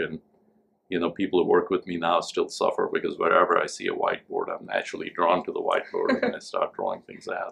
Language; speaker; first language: English; non-native, local second language; Hindi